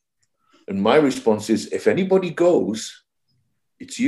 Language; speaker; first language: English; native; English